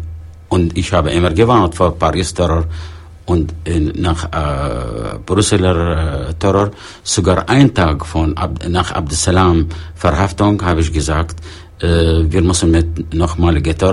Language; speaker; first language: German; non-native, fluent; Arabic